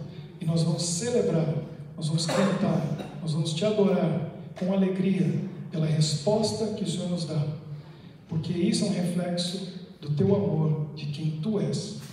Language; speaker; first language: Portuguese; native; Portuguese